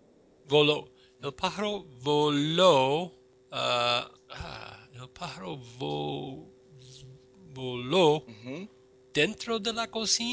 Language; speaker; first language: Spanish; non-native, fluent; English